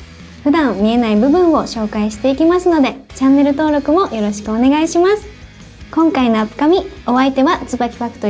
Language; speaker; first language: Japanese; native; Japanese